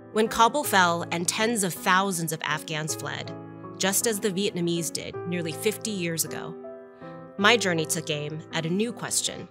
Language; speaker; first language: English; native; English